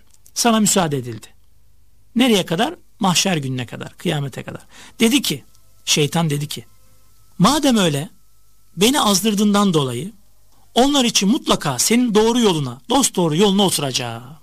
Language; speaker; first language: Turkish; native; Turkish